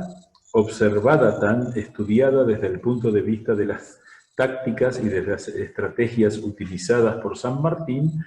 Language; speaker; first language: Spanish; native; Spanish